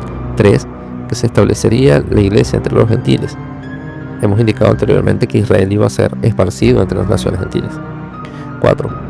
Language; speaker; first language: Spanish; native; Spanish